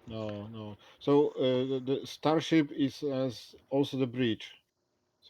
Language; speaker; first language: English; non-native, learner; Polish